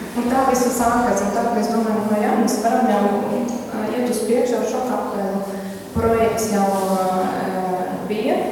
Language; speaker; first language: Latvian; non-native, fluent; German